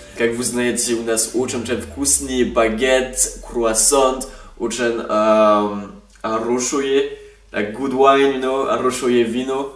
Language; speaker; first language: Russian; non-native, learner; French